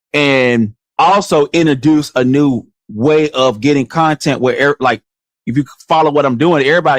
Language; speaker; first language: English; native; English